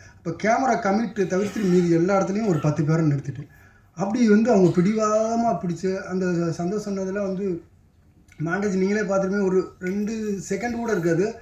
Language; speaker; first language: Tamil; native; Tamil